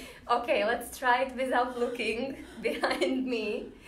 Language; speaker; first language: English; non-native, fluent; Czech